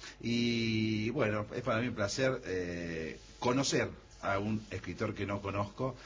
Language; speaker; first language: Spanish; native; Spanish